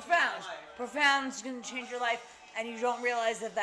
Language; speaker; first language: English; native; English